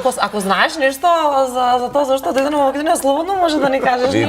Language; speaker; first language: Macedonian; native; Macedonian